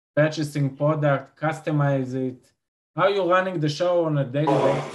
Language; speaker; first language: English; non-native, fluent; Hebrew